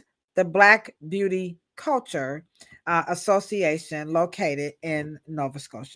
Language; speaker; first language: English; native; English